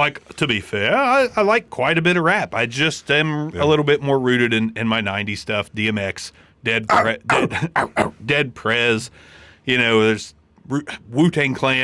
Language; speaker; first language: English; native; English